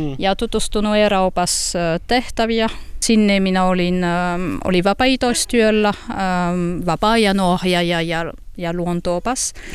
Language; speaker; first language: Finnish; non-native, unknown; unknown